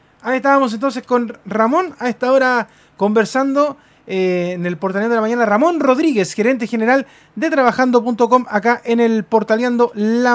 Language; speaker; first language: Spanish; native; Spanish